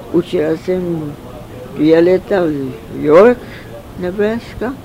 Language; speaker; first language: Czech; early bilingual, heritage; Czech